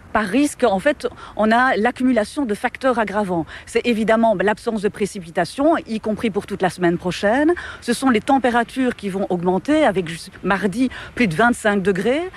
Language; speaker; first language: French; native; French